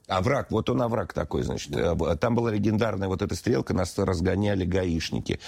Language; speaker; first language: Russian; native; Russian